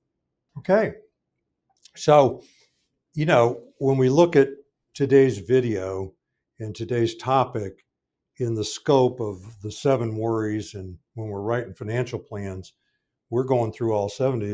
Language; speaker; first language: English; native; English